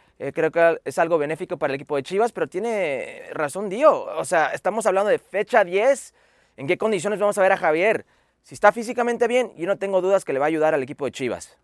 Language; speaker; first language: Spanish; early bilingual, heritage; Spanish